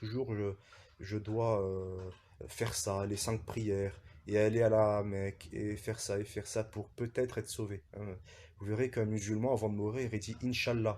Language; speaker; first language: French; early bilingual, other home language; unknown